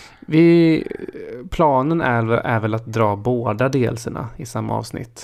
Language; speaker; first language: Swedish; native; Swedish